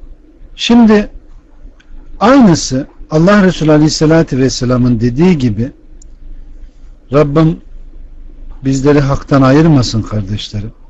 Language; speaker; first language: Turkish; native; Turkish